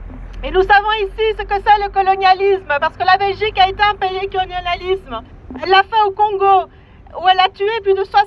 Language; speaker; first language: French; native; French